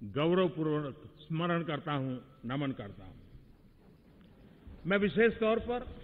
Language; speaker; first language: Hindi; non-native, local second language; Gujarati